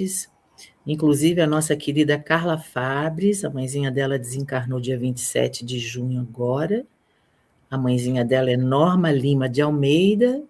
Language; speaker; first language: Portuguese; native; Portuguese